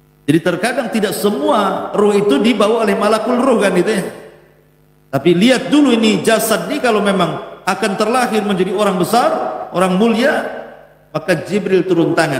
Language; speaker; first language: Indonesian; native; Indonesian